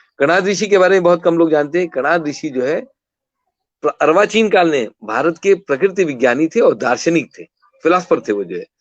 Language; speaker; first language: Hindi; non-native, local second language; Kannada